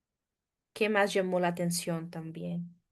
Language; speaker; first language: Spanish; non-native, fluent; Portuguese